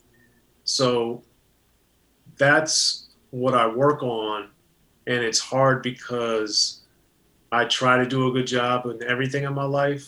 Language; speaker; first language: English; native; English